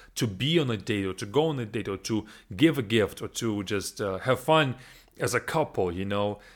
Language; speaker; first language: English; non-native, fluent; Russian